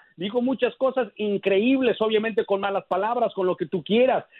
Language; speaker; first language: Spanish; early bilingual, heritage; Spanish